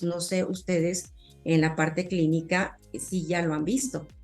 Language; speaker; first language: Spanish; native; Spanish